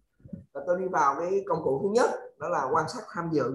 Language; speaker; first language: Vietnamese; native; Vietnamese